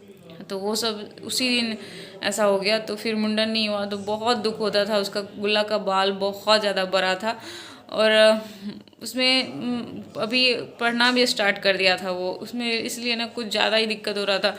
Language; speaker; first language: Hindi; non-native, local second language; Maithili